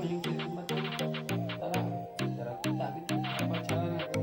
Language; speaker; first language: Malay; non-native, local second language; Sundanese